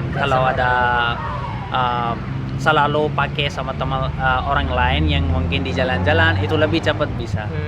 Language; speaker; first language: Indonesian; non-native, learner; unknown